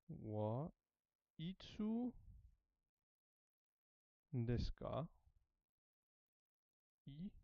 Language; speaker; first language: Japanese; non-native, learner; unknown